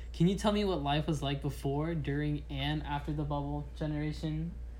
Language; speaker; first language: English; early bilingual, other home language; Japanese